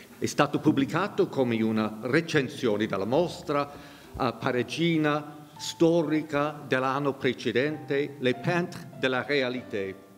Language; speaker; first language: Italian; non-native, fluent; English